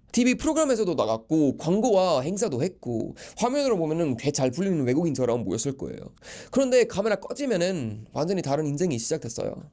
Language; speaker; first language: Korean; non-native, fluent; Swedish